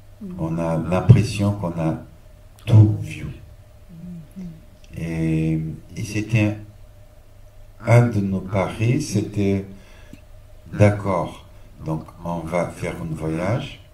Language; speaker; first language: French; non-native, fluent; Portuguese